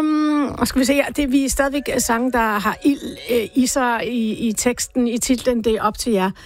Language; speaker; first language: Danish; native; Danish